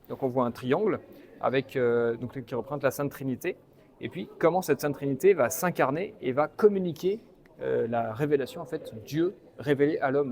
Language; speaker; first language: French; native; French